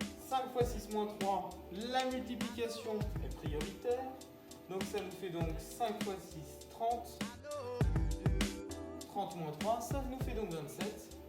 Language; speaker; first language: French; native; French